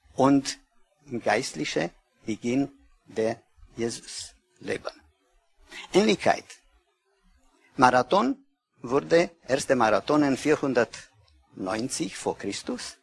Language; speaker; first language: German; non-native, learner; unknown